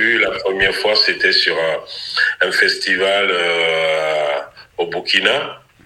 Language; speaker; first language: French; non-native, local second language; Ewe